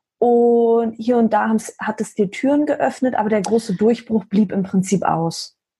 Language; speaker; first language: German; native; German